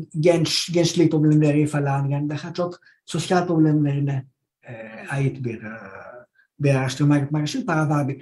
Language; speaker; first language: Turkish; non-native, learner; Greek